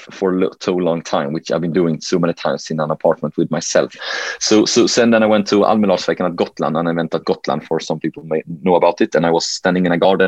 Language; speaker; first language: English; non-native, fluent; Swedish